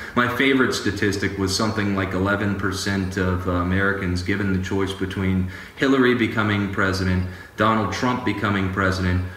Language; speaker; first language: English; native; English